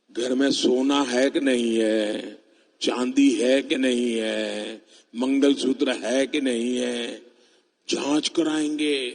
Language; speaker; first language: Hindi; non-native, local second language; Gujarati